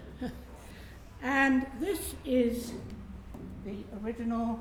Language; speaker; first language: English; native; English